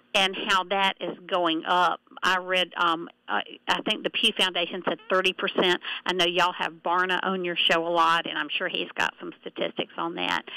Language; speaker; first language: English; native; English